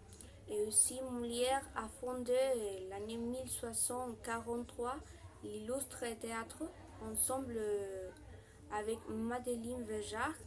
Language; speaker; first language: French; non-native, learner; Spanish